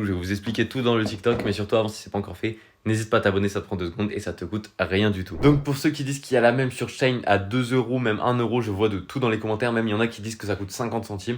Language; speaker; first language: French; native; French